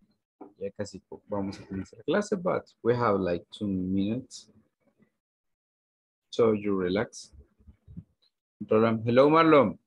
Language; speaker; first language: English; non-native, fluent; Spanish